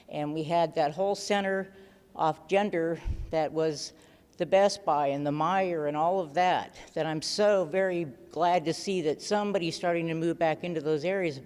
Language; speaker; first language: English; native; English